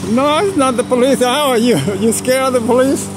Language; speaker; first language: English; native; English